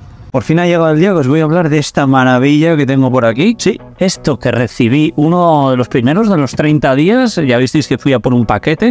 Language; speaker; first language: Spanish; native; Spanish